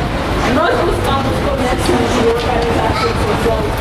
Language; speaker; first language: Portuguese; non-native, learner; Haitian Creole